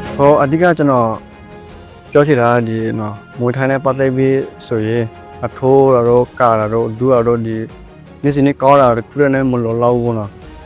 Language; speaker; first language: Burmese; non-native, local second language; S'gaw Karen